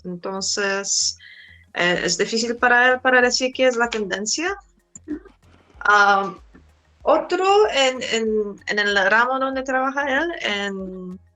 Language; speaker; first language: Spanish; non-native, fluent; Polish